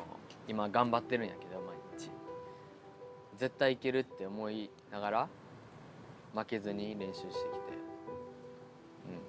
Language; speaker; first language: Japanese; native; Japanese